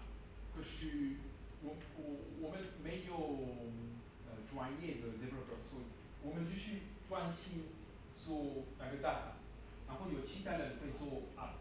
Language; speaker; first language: Chinese; non-native, learner; French